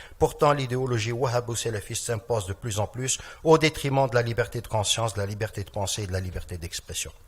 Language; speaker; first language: French; non-native, local second language; Kabyle